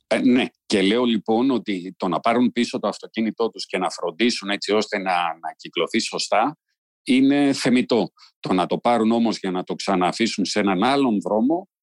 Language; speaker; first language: Greek; native; Greek